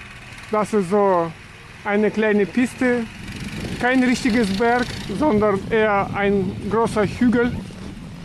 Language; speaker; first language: German; non-native, fluent; Russian